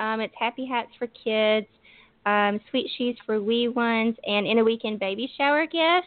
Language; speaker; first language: English; native; English